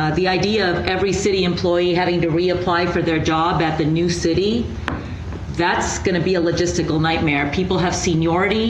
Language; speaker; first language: English; early bilingual, other home language; Spanish